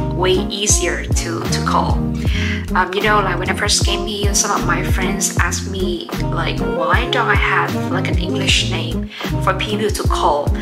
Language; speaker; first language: English; non-native, fluent; Vietnamese